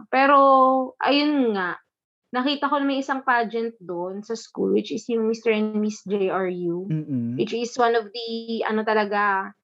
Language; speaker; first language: Filipino; non-native, local second language; Hiligaynon